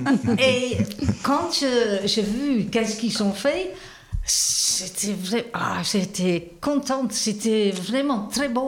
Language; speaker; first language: French; non-native, fluent; Dutch